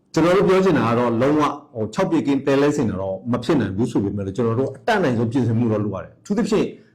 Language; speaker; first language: Burmese; non-native, local second language; S'gaw Karen